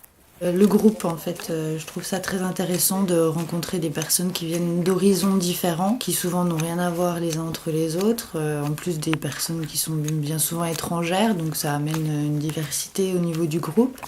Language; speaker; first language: French; native; French